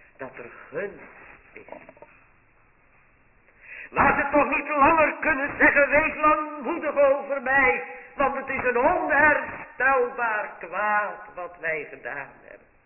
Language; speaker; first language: Dutch; native; Dutch